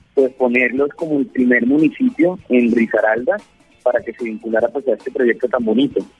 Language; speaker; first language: Spanish; native; Spanish